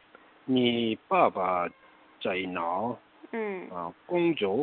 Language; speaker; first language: Chinese; non-native, learner; Korean